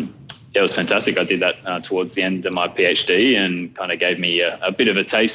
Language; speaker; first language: English; native; English